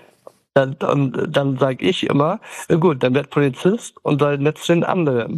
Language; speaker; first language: German; early bilingual, other home language; Turkish